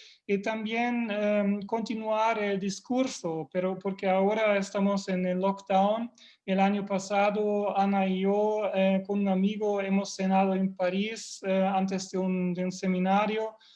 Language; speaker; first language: Spanish; non-native, fluent; German